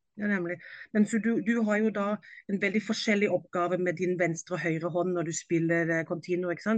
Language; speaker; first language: Norwegian; non-native, fluent; German